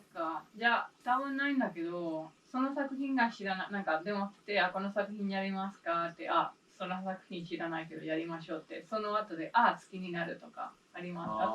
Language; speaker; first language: Japanese; non-native, learner; English